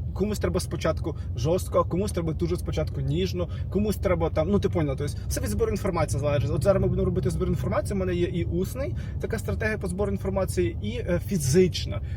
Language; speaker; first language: Ukrainian; non-native, local second language; Russian